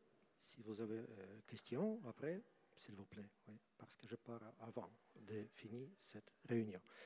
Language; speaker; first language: French; non-native, learner; Ukrainian